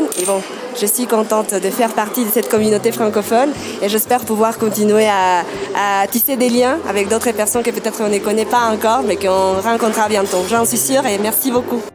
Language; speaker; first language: French; non-native, fluent; Spanish